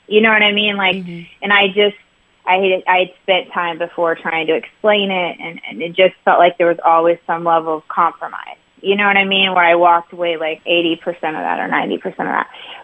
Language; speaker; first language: English; native; English